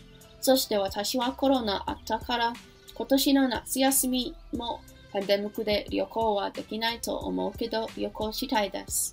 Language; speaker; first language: Japanese; non-native, learner; English